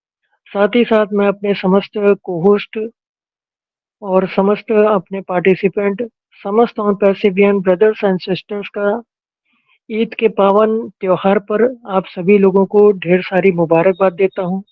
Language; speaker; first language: Hindi; native; Hindi